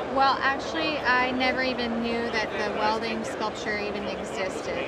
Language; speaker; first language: English; native; English